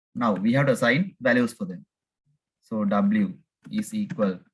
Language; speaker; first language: English; non-native, local second language; Sinhala